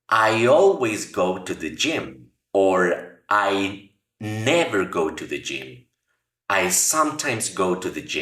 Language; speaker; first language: English; non-native, fluent; Spanish